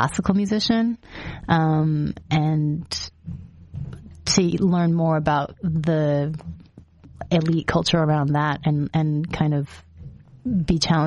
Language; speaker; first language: English; native; English